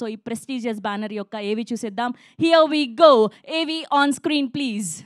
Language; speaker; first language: Telugu; native; Telugu